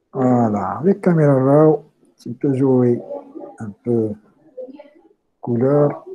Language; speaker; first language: French; non-native, local second language; Arabic